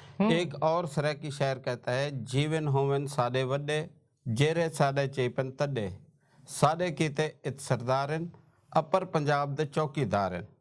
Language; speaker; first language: Urdu; non-native, local second language; Saraiki